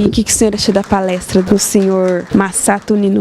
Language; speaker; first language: Portuguese; native; Portuguese